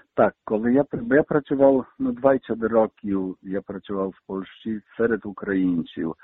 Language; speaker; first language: Ukrainian; early bilingual, heritage; Ukrainian